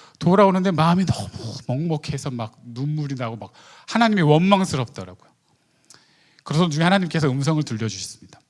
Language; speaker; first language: Korean; native; Korean